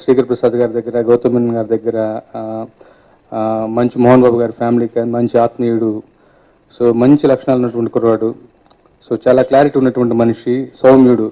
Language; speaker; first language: Telugu; native; Telugu